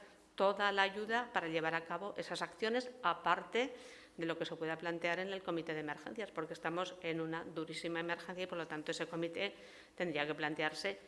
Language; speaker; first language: Spanish; native; Spanish